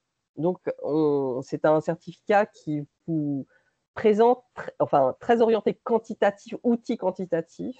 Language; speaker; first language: French; native; French